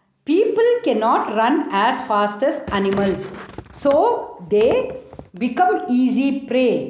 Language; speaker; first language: English; non-native, local second language; Tamil